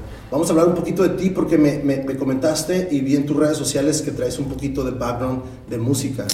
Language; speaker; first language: Spanish; native; Spanish